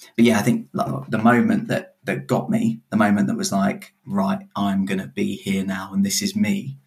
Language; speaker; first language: English; native; English